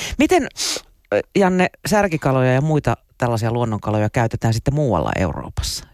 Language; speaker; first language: Finnish; native; Finnish